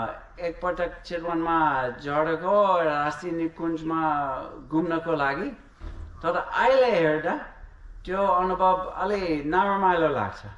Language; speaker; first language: Nepali; non-native, fluent; English